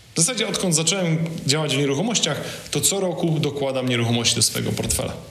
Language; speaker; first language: Polish; native; Polish